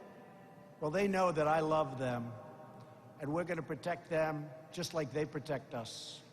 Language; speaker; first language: English; native; English